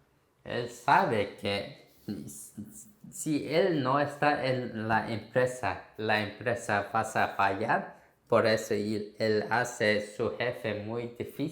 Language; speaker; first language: Spanish; non-native, fluent; Korean